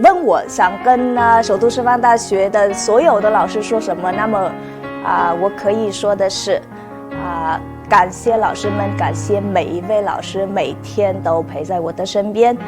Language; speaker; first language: Chinese; non-native, fluent; Vietnamese